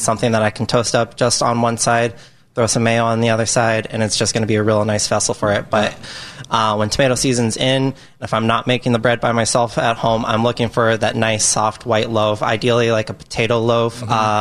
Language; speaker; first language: English; native; English